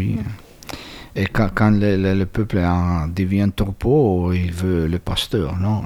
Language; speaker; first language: French; non-native, fluent; Italian